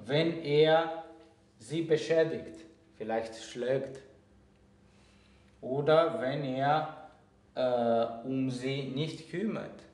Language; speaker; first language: German; non-native, fluent; Greek